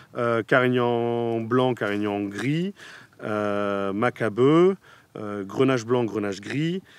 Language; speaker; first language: French; native; French